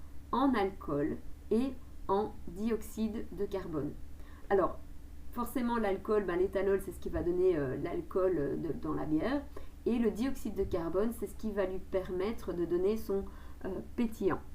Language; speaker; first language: French; native; French